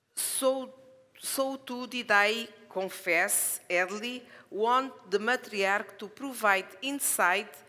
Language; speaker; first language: English; non-native, learner; Portuguese